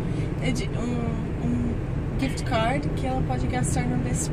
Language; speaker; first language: Portuguese; non-native, learner; English